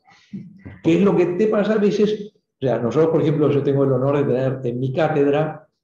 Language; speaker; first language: Spanish; native; Spanish